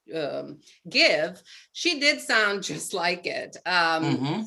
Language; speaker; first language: English; non-native, fluent; Albanian